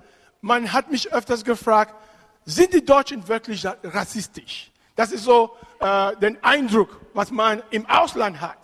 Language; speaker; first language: German; non-native, fluent; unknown